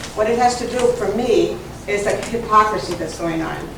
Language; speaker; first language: English; early bilingual, other home language; Italian